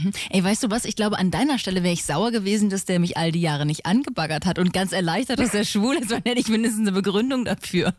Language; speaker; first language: German; native; German